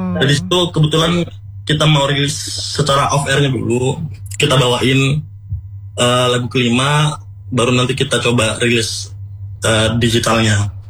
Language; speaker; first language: Indonesian; non-native, local second language; Madurese